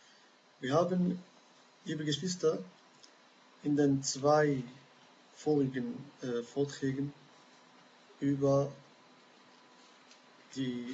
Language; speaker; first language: German; non-native, fluent; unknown